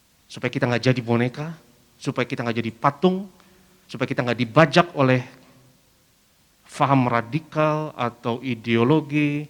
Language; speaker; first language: Indonesian; native; Indonesian